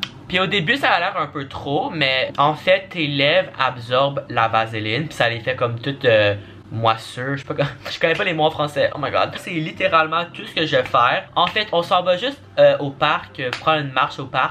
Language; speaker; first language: French; native; French